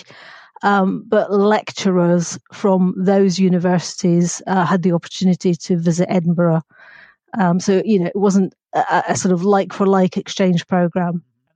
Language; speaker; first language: English; native; English